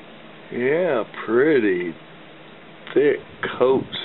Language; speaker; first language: English; native; English